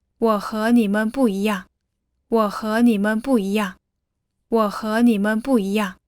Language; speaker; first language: Chinese; non-native, fluent; Korean